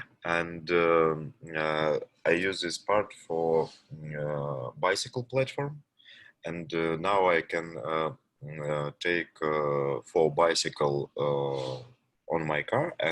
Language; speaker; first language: English; non-native, learner; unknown